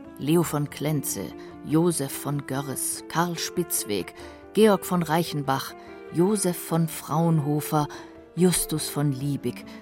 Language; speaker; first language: German; native; German